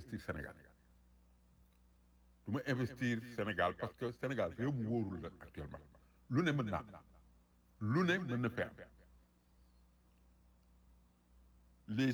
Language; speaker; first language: French; non-native, local second language; Wolof